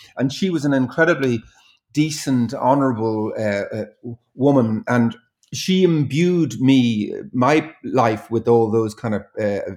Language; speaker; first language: English; native; English